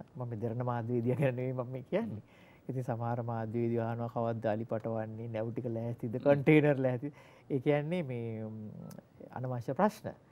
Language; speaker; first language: Sinhala; native; Sinhala